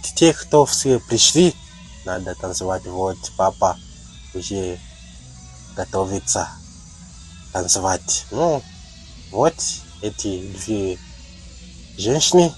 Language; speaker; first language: Russian; non-native, learner; Tatar